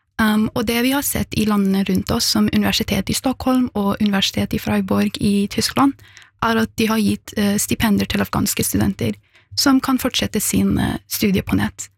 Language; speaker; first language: Norwegian; early bilingual, other home language; Persian